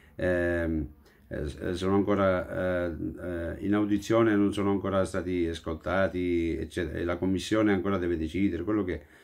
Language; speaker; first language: Italian; non-native, fluent; Urdu